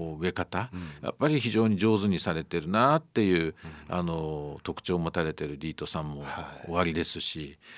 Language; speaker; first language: Japanese; native; Japanese